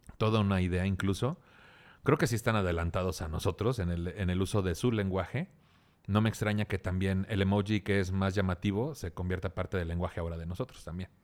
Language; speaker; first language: Spanish; native; Spanish